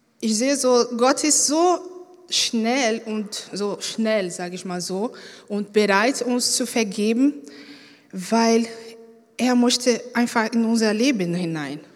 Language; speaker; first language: German; non-native, fluent; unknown